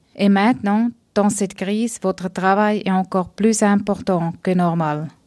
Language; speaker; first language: French; non-native, local second language; Swiss German